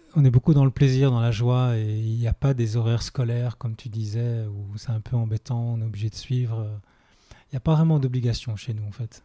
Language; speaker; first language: French; native; French